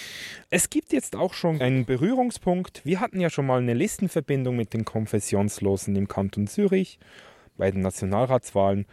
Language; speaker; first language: German; native; German